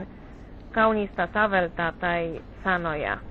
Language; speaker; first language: Finnish; non-native, fluent; Polish